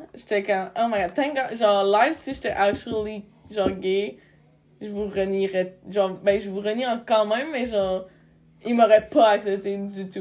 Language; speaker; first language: French; native; French